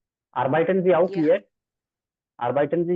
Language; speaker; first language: German; non-native, fluent; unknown